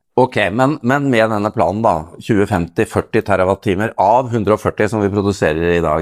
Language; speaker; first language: Norwegian; native; Norwegian